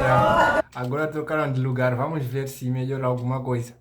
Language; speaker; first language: Portuguese; native; Portuguese